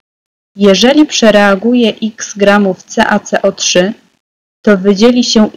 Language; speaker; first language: Polish; native; Polish